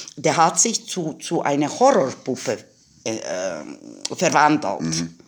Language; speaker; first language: German; non-native, fluent; Croatian